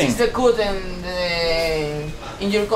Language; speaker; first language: English; non-native, learner; Spanish